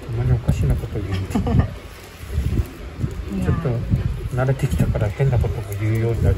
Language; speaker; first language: Japanese; native; Japanese